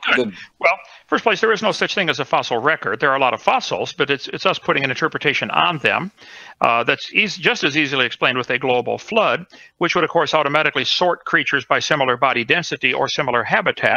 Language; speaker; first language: English; native; English